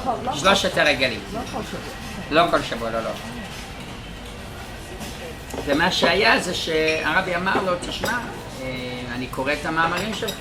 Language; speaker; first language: Hebrew; non-native, fluent; English